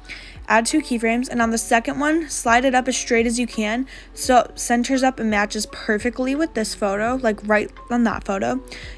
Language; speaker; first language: English; native; English